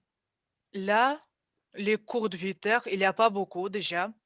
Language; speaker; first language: French; non-native, fluent; Russian